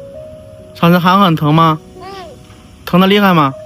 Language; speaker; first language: Chinese; native; Chinese